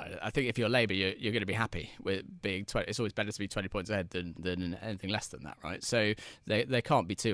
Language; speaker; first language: English; native; English